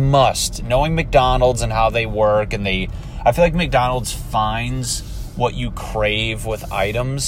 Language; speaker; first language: English; native; English